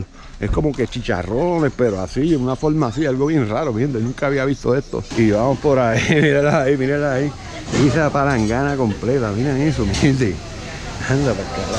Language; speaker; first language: Spanish; native; Spanish